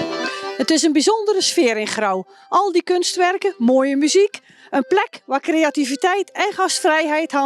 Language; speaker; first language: Dutch; native; Dutch